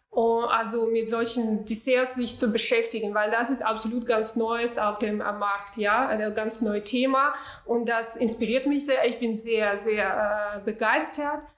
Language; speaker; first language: German; non-native, fluent; Russian